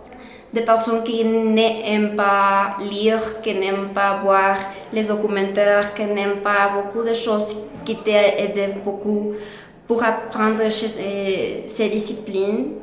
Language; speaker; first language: French; non-native, learner; Spanish